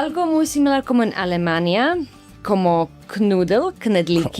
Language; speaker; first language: Spanish; non-native, fluent; Slovak